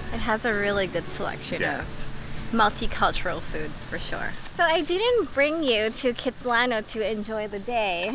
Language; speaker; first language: English; native; English